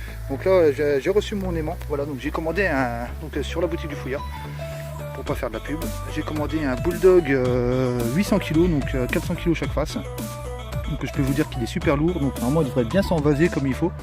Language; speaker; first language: French; native; French